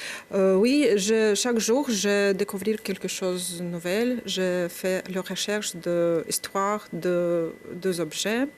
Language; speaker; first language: French; non-native, learner; Ukrainian